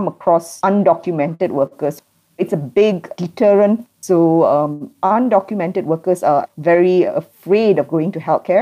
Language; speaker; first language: English; non-native, local second language; Tamil